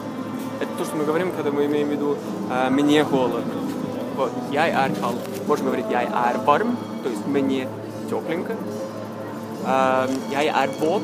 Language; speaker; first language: Russian; non-native, fluent; Norwegian